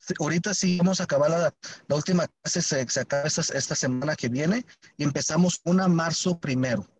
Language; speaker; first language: Spanish; early bilingual, heritage; Spanish